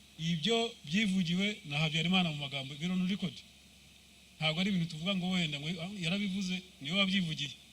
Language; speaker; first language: Kinyarwanda; early bilingual, heritage; Kinyarwanda